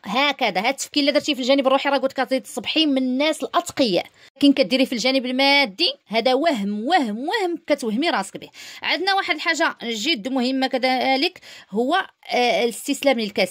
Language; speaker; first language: Arabic; native; Arabic